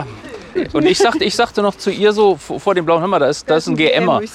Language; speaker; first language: German; native; German